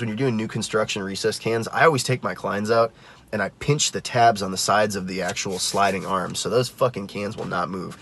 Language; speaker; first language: English; native; English